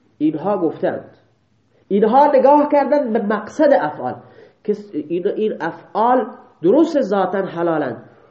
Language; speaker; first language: Persian; non-native, local second language; Baluchi